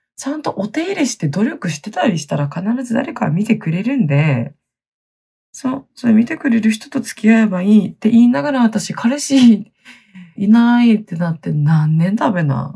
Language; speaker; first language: Japanese; native; Japanese